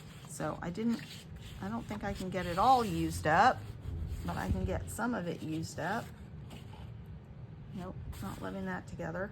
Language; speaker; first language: English; native; English